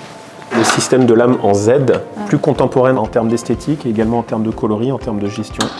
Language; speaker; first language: French; native; French